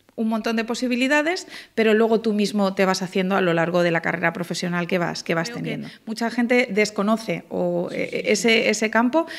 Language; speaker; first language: Spanish; native; Spanish